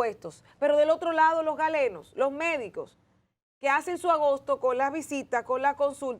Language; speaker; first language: Spanish; native; Spanish